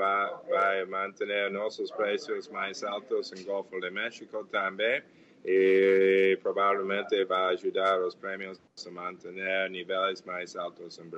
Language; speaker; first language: Portuguese; non-native, fluent; English